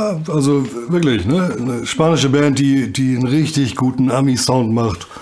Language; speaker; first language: German; native; German